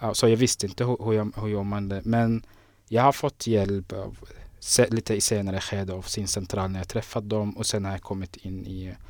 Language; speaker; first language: Swedish; non-native, fluent; Somali